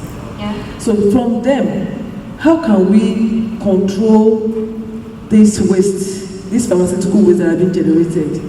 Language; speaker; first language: English; non-native, local second language; Yoruba